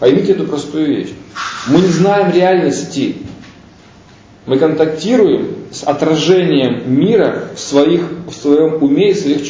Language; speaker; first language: Russian; native; Russian